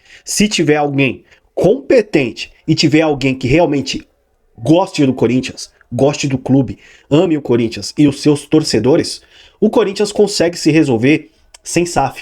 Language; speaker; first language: Portuguese; native; Portuguese